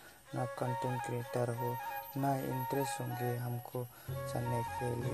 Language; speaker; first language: Hindi; non-native, local second language; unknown